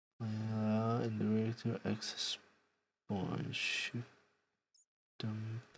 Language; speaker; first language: English; non-native, fluent; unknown